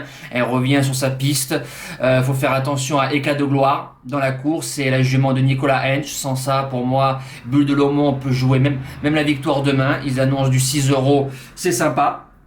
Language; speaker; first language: French; native; French